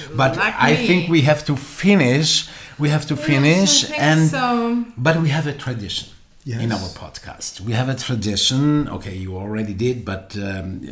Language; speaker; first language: English; non-native, learner; German